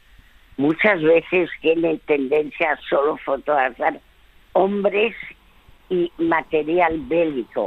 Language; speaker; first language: Spanish; early bilingual, other home language; French